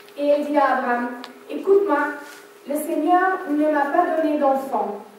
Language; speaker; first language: French; non-native, fluent; German